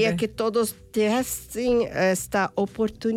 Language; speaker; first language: Spanish; non-native, fluent; Portuguese